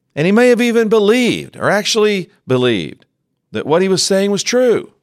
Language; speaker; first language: English; native; English